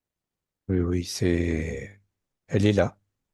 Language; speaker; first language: French; native; French